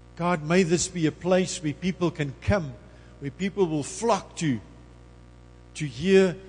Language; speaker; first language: English; non-native, local second language; Afrikaans